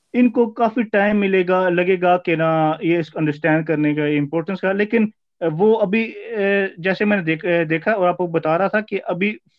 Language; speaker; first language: Urdu; early bilingual, heritage; Urdu